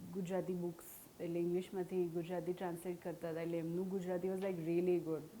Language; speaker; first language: Gujarati; non-native, local second language; Hindi